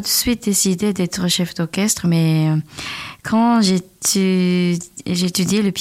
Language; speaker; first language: French; non-native, learner; Korean